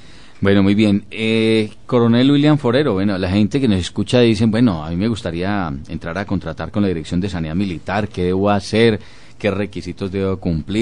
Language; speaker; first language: Spanish; native; Spanish